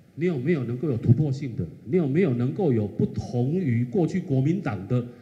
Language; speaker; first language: Chinese; native; Chinese